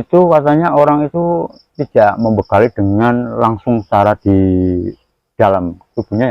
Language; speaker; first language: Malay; non-native, local second language; Javanese